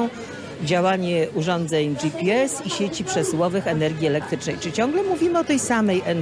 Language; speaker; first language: Polish; native; Polish